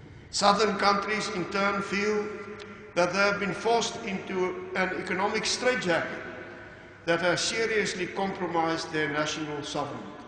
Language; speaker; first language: English; non-native, local second language; Afrikaans